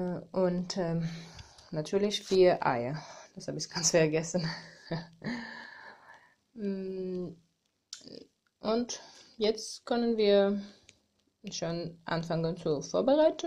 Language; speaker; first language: German; non-native, learner; Armenian